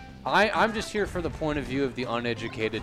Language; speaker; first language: English; native; English